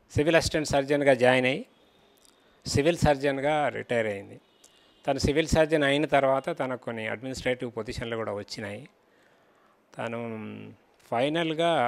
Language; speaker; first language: Telugu; native; Telugu